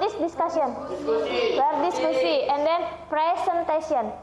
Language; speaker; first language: English; non-native, learner; Indonesian